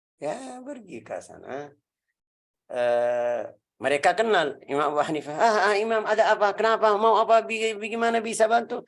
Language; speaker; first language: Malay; non-native, learner; Arabic